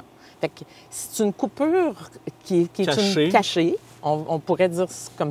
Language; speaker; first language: French; native; French